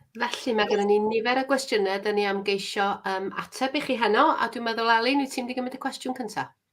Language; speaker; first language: Welsh; native; Welsh